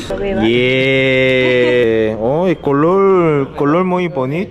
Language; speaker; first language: Spanish; non-native, learner; Portuguese